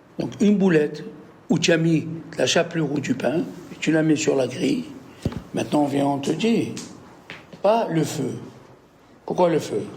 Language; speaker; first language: French; native; French